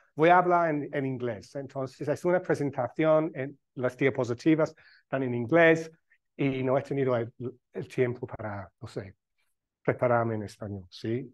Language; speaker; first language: Spanish; non-native, fluent; English